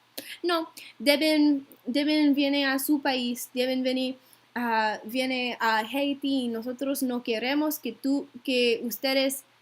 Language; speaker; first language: Spanish; non-native, learner; English